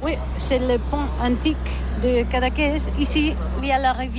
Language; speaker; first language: French; non-native, learner; Catalan